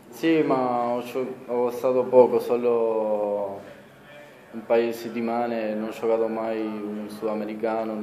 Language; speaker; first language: Italian; non-native, fluent; Spanish